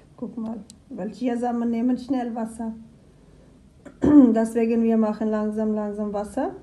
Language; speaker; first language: German; non-native, learner; Urdu